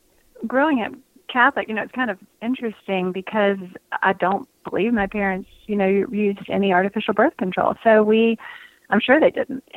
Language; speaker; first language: English; native; English